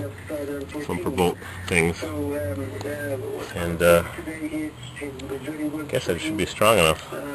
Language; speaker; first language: English; native; English